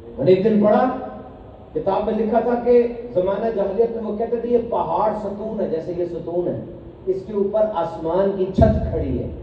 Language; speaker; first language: Urdu; native; Urdu